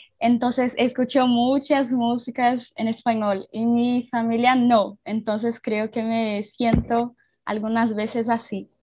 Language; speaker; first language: Spanish; non-native, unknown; Portuguese